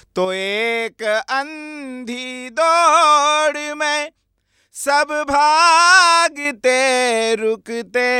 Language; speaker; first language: Hindi; native; Hindi